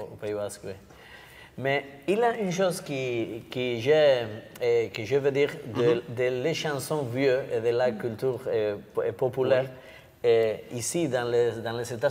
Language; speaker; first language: French; non-native, learner; Basque